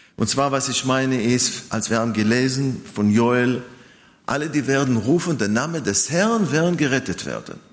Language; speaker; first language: German; non-native, fluent; Hebrew